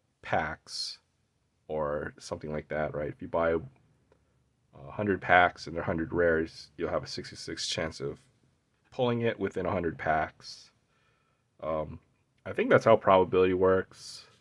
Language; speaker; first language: English; native; English